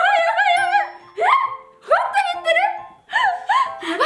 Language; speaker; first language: Japanese; native; Japanese